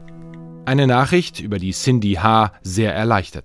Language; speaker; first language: German; native; German